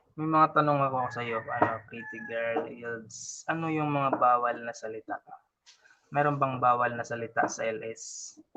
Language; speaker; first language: Filipino; non-native, local second language; Waray